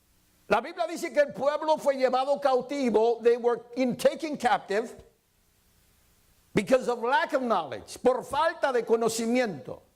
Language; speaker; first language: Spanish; early bilingual, heritage; Spanish